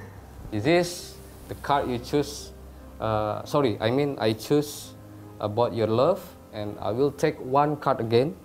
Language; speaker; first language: English; non-native, learner; Indonesian